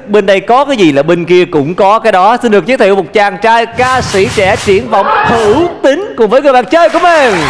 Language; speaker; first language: Vietnamese; native; Vietnamese